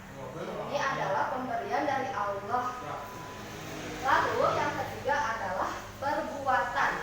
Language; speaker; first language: Indonesian; native; Indonesian